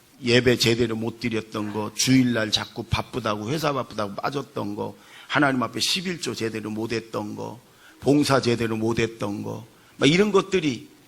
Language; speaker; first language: Korean; native; Korean